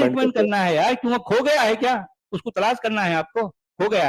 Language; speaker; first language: Urdu; native; Urdu